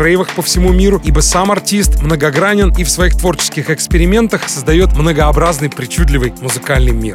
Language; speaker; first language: Russian; native; Russian